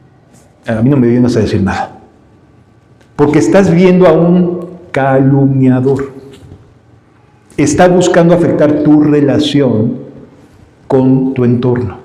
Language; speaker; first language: Spanish; native; Spanish